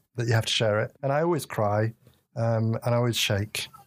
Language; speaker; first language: English; native; English